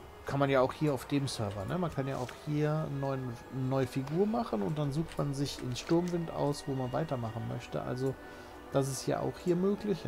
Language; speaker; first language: German; native; German